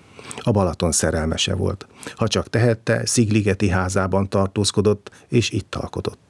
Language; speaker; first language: Hungarian; native; Hungarian